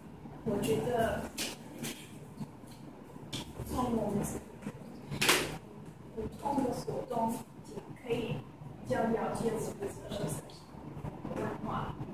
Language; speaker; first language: Chinese; non-native, learner; English